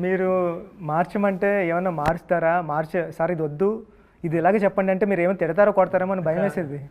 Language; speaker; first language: Telugu; native; Telugu